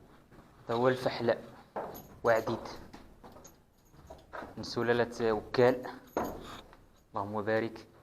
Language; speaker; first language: Arabic; native; Arabic